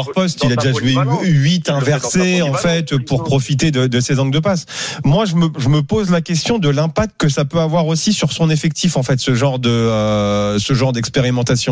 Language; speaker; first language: French; native; French